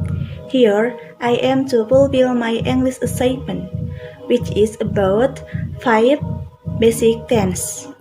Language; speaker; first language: English; non-native, learner; Indonesian